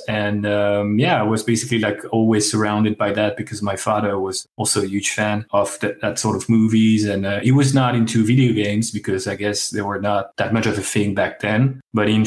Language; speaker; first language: English; non-native, fluent; French